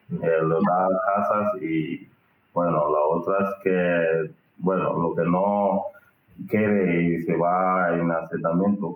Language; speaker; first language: Spanish; non-native, learner; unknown